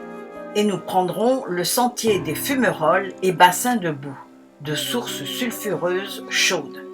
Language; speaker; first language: French; native; French